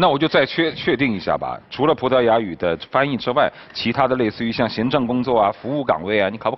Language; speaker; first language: Chinese; native; Chinese